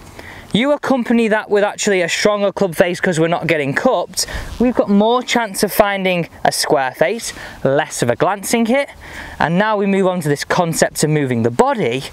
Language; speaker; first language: English; native; English